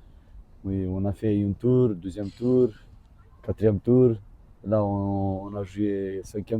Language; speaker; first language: French; non-native, learner; Romanian